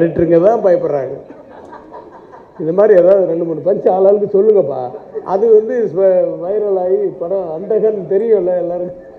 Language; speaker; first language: Tamil; native; Tamil